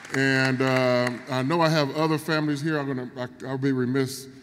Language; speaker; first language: English; native; English